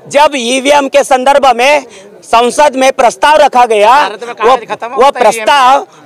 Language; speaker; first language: Hindi; non-native, local second language; Marathi